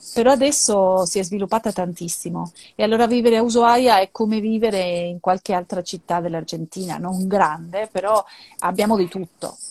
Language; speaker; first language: Italian; non-native, fluent; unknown